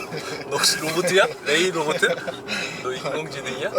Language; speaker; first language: Korean; native; Korean